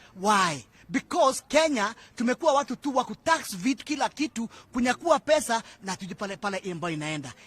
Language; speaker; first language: Swahili; non-native, local second language; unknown